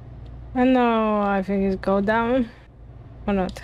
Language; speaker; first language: English; non-native, learner; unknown